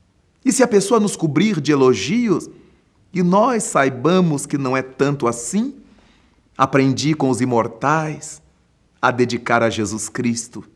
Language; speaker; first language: Portuguese; native; Portuguese